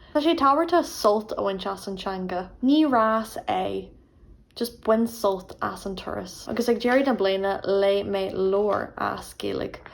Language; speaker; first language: Irish; non-native, local second language; English